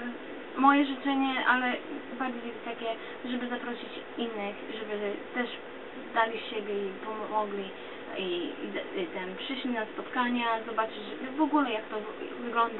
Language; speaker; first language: Polish; early bilingual, other home language; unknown